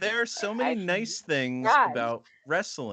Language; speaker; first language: English; native; English